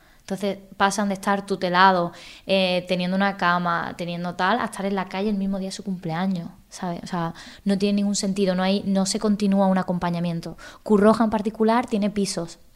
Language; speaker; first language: Spanish; native; Spanish